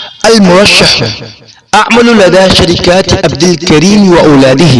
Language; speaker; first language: Arabic; non-native, fluent; Urdu